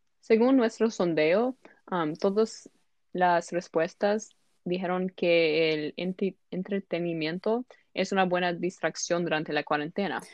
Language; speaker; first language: Spanish; non-native, learner; English